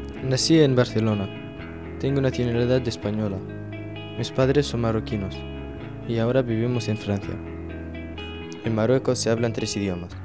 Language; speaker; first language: Spanish; non-native, local second language; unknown